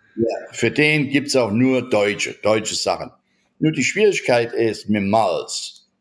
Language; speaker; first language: German; native; German